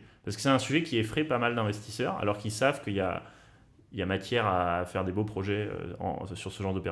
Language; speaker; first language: French; native; French